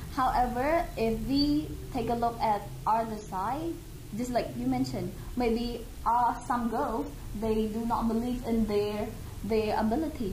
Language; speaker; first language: English; non-native, fluent; Khmer